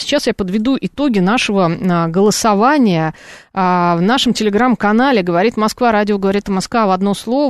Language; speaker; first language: Russian; native; Russian